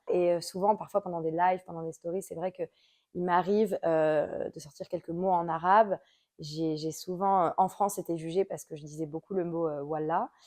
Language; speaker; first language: French; native; French